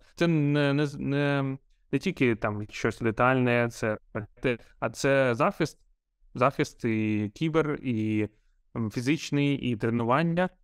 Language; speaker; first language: Ukrainian; non-native, local second language; Russian